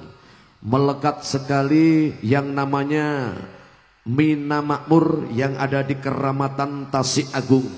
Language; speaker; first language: Indonesian; non-native, local second language; Javanese